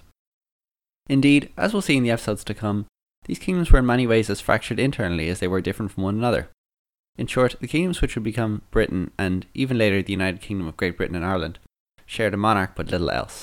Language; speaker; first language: English; native; English